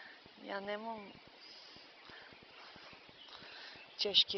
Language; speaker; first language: Czech; non-native, learner; Bulgarian